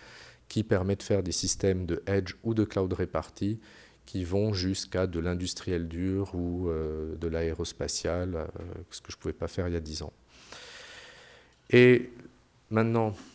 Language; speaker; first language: French; native; French